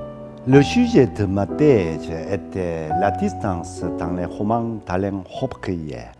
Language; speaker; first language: French; non-native, fluent; Korean